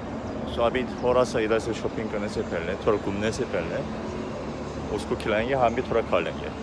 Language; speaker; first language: Hindi; non-native, fluent; Korean